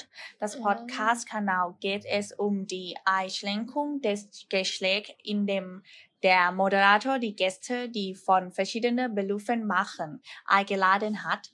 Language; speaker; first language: German; non-native, learner; Thai